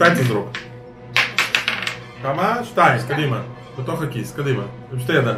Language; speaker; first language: Hebrew; native; Hebrew